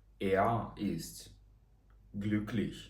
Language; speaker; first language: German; non-native, fluent; Ukrainian